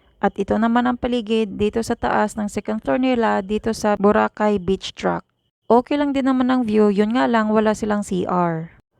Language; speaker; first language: Filipino; native; Filipino